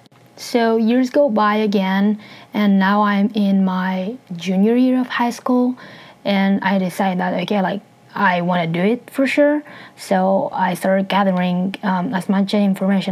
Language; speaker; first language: English; non-native, fluent; Spanish